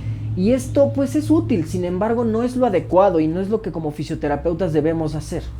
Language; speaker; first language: Spanish; native; Spanish